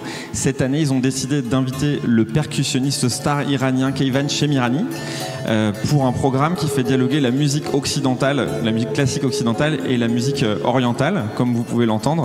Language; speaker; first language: French; native; French